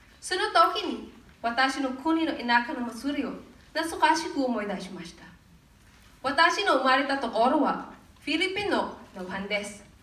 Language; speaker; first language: Japanese; non-native, learner; Filipino